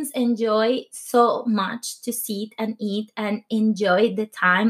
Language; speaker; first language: English; non-native, learner; Spanish